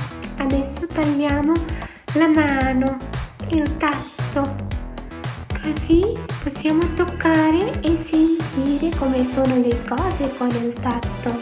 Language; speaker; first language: Italian; non-native, fluent; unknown